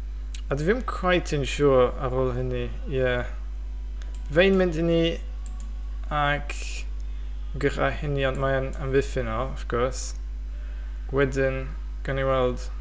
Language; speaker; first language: Welsh; non-native, fluent; English